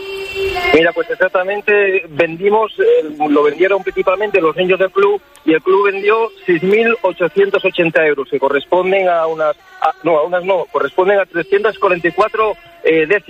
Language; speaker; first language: Spanish; native; Spanish